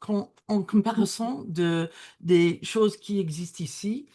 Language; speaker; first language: French; non-native, learner; English